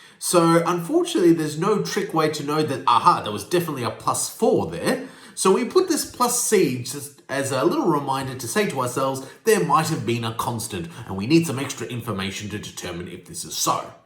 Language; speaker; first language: English; native; English